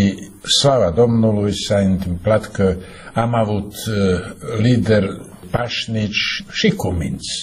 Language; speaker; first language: Romanian; non-native, fluent; Czech